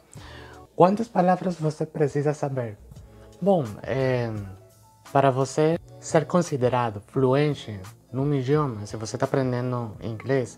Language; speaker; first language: Portuguese; non-native, fluent; Spanish